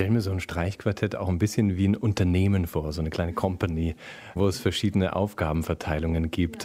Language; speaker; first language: German; native; German